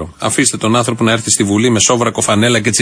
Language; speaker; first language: Greek; native; Greek